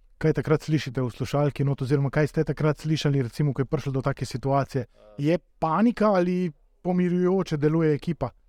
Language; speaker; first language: Slovenian; native; Slovenian